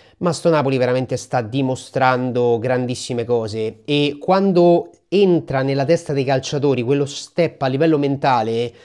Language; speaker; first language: Italian; native; Italian